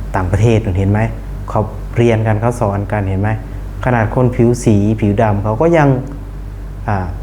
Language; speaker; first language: Thai; non-native, fluent; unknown